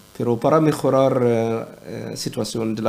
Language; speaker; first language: Spanish; non-native, learner; Arabic